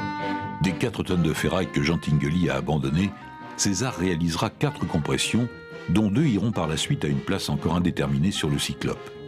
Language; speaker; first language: French; native; French